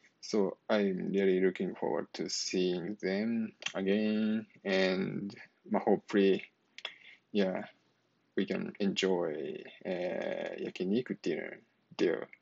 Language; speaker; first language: English; non-native, learner; Japanese